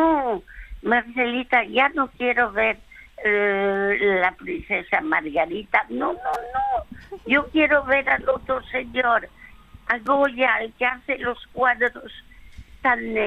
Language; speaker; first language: Spanish; early bilingual, other home language; French